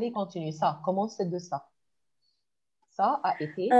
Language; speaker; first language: French; non-native, fluent; Arabic